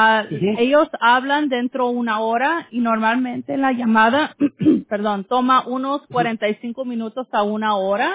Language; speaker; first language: Spanish; early bilingual, heritage; Spanish